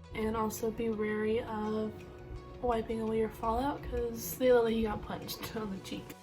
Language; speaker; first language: English; native; English